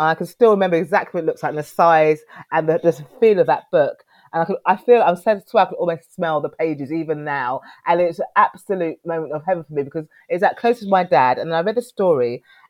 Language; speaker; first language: English; native; English